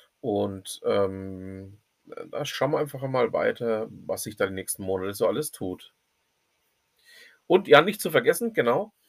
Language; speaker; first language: German; native; German